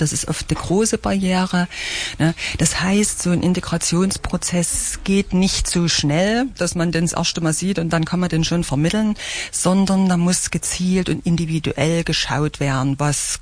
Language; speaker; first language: German; native; German